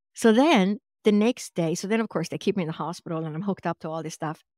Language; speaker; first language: English; non-native, fluent; Swedish